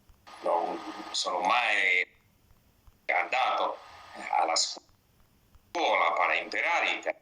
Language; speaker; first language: Italian; non-native, learner; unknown